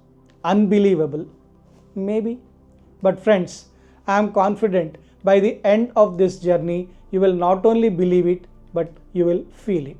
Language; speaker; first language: English; non-native, local second language; Telugu